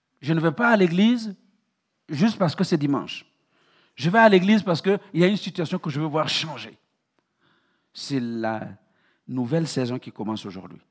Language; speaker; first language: French; non-native, local second language; Mossi